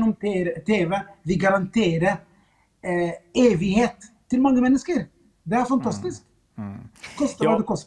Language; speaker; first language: Swedish; non-native, fluent; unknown